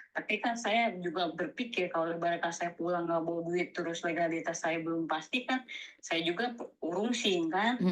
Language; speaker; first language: Indonesian; native; Indonesian